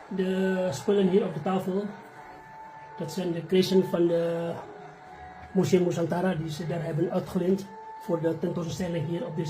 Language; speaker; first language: Dutch; non-native, fluent; Indonesian